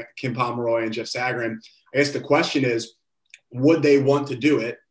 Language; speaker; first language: English; native; English